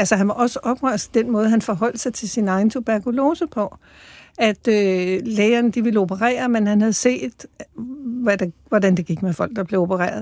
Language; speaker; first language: Danish; native; Danish